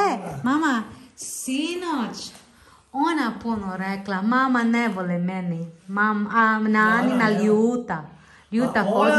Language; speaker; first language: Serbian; non-native, learner; Filipino